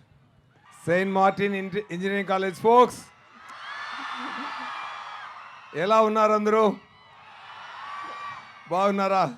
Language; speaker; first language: Telugu; non-native, learner; Tamil